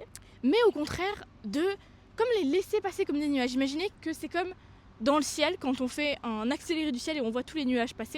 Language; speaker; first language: French; native; French